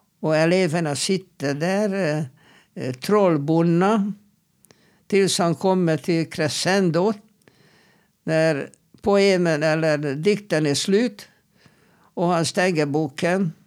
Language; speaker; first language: Swedish; non-native, fluent; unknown